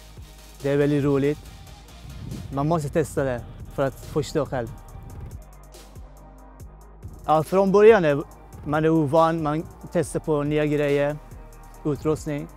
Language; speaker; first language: Swedish; non-native, local second language; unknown